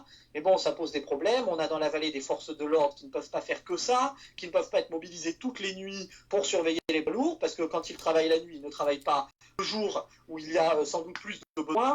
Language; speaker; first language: French; native; French